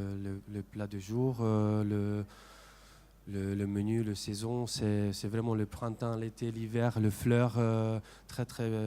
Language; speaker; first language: French; non-native, fluent; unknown